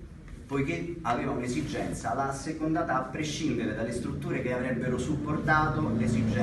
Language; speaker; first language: Italian; native; Italian